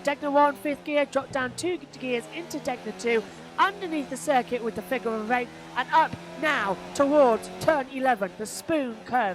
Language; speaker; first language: English; native; English